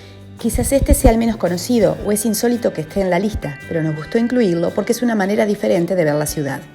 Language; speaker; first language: Spanish; native; Spanish